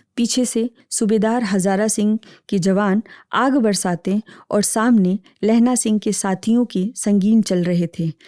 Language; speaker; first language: Hindi; native; Hindi